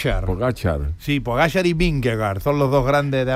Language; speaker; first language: Spanish; native; Spanish